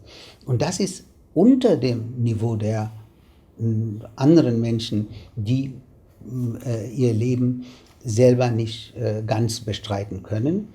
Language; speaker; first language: German; non-native, fluent; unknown